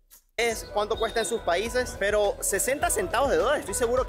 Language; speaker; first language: Spanish; native; Spanish